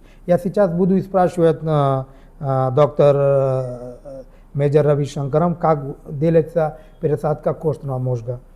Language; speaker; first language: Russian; non-native, learner; Hindi